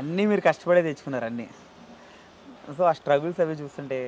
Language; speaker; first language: Telugu; native; Telugu